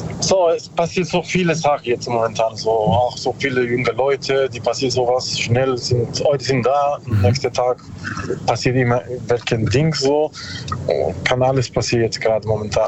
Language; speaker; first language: German; non-native, learner; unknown